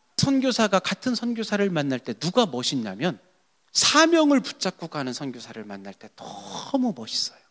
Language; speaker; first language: Korean; native; Korean